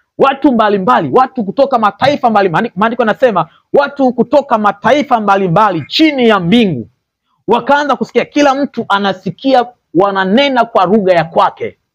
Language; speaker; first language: Swahili; native; Swahili